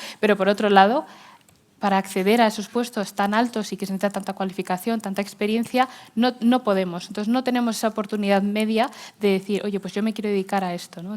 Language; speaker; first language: Spanish; native; Spanish